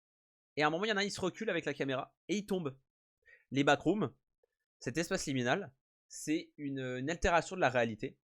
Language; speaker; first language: French; native; French